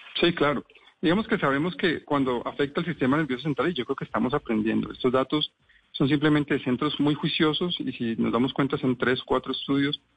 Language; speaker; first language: Spanish; native; Spanish